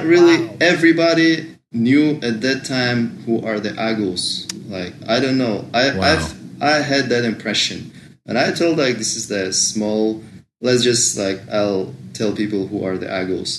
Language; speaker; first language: English; non-native, fluent; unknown